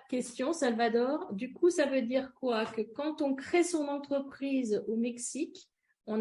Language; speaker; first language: French; native; French